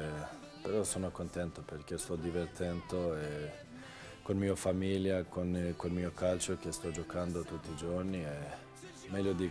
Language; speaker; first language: Italian; non-native, fluent; Swedish